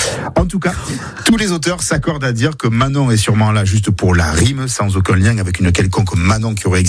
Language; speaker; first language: French; native; French